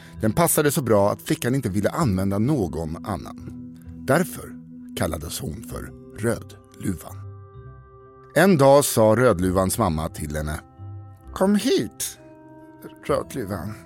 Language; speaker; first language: Swedish; native; Swedish